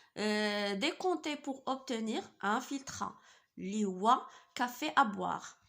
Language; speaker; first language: French; non-native, local second language; Arabic